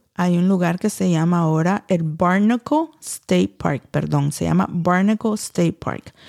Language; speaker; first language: Spanish; early bilingual, heritage; Spanish